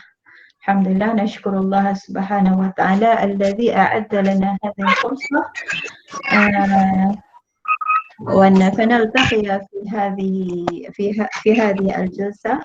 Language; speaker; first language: Arabic; non-native, fluent; Malay